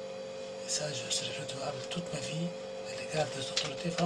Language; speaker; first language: French; non-native, local second language; Arabic